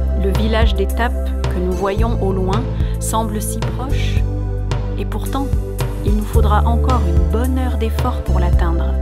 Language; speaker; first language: French; native; French